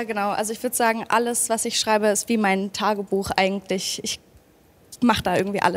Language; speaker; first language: German; native; German